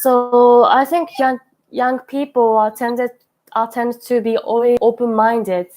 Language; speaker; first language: English; non-native, learner; Japanese